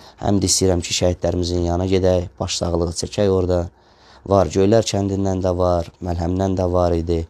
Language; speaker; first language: Azerbaijani; non-native, local second language; Russian